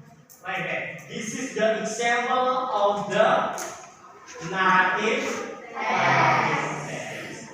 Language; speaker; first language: English; non-native, learner; Indonesian